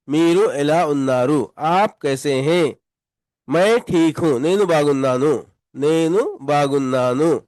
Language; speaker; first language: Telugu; non-native, local second language; Urdu